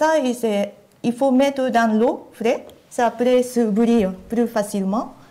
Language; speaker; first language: French; non-native, learner; Japanese